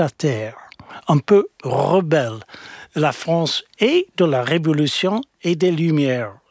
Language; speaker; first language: French; non-native, fluent; English